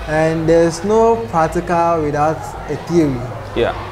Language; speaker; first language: English; non-native, local second language; Akan